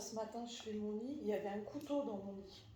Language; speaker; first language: French; native; French